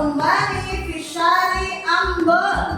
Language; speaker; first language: Arabic; non-native, learner; Indonesian